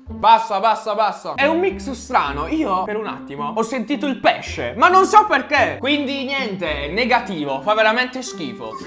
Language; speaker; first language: Italian; native; Italian